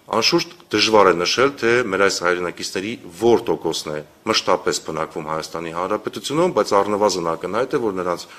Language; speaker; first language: Armenian; native; Armenian